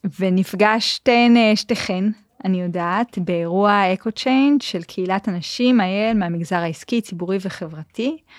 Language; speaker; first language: Hebrew; native; Hebrew